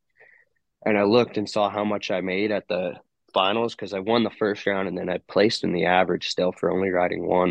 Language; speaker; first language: English; native; English